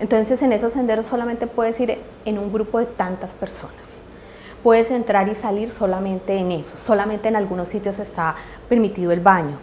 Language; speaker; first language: Spanish; native; Spanish